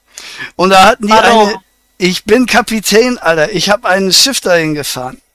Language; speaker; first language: German; native; German